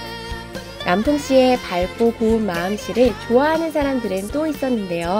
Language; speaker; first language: Korean; native; Korean